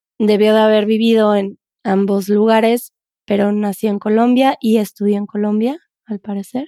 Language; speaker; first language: Spanish; native; Spanish